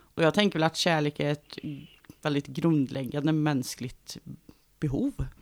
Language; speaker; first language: Swedish; native; Swedish